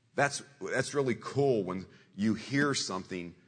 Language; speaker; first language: English; native; English